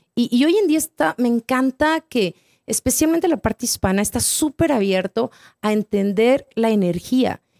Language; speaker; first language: Spanish; native; Spanish